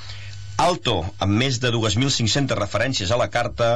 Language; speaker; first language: Catalan; native; Catalan